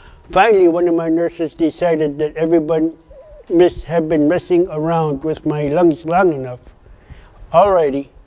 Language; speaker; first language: English; non-native, fluent; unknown